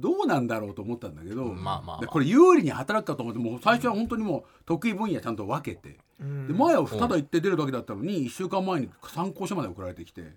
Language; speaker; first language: Japanese; native; Japanese